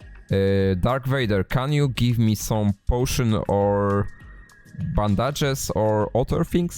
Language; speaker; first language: English; non-native, learner; Polish